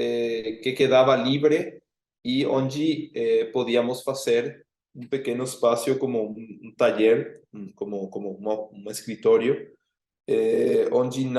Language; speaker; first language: Portuguese; non-native, fluent; Spanish